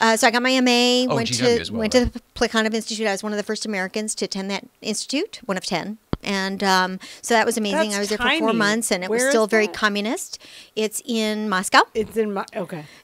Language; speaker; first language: English; native; English